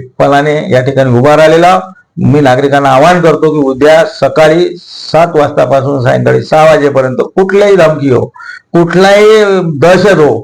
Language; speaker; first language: Marathi; native; Marathi